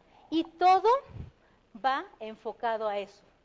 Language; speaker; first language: Spanish; native; Spanish